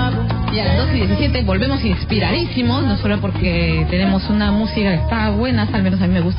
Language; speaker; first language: Spanish; native; Spanish